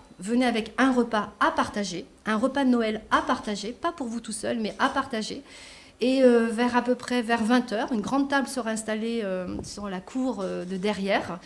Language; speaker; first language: French; native; French